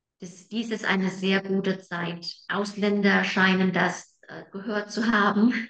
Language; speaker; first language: German; non-native, fluent; Spanish